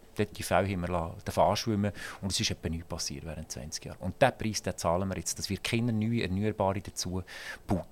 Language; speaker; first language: German; native; German